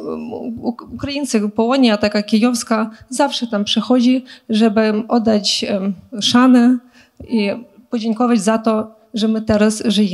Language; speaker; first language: Polish; non-native, fluent; Ukrainian